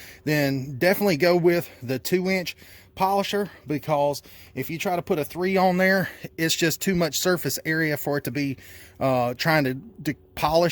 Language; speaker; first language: English; native; English